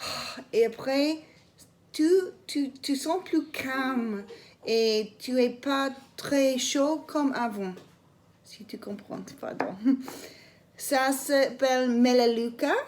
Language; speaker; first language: French; non-native, learner; English